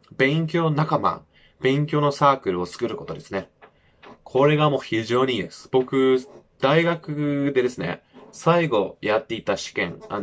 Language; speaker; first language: Japanese; non-native, fluent; English